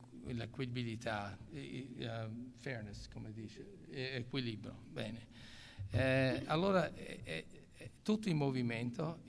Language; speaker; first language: Italian; non-native, local second language; English